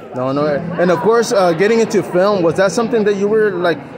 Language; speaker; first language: English; native; English